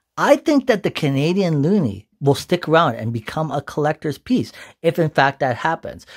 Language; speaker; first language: English; native; English